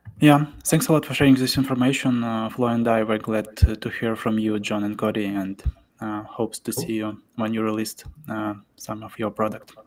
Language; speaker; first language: English; non-native, fluent; Ukrainian